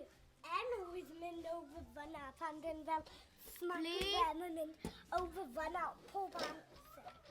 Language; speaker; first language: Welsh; non-native, local second language; English